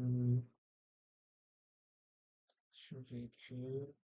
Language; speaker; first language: Portuguese; native; Portuguese